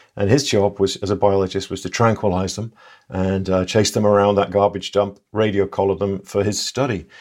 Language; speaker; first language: English; native; English